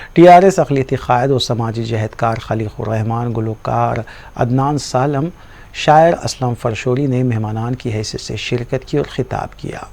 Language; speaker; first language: Urdu; native; Urdu